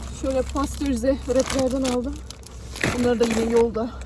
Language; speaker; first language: Turkish; early bilingual, other home language; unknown